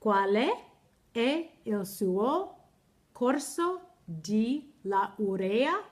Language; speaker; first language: Italian; non-native, learner; English